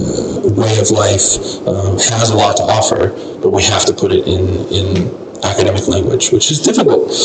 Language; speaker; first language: English; non-native, fluent; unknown